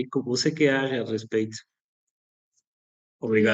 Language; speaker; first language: Portuguese; non-native, fluent; Spanish